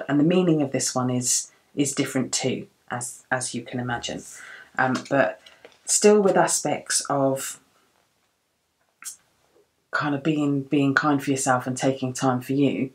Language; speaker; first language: English; native; English